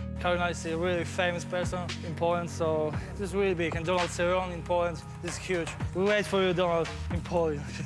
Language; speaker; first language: English; non-native, learner; Polish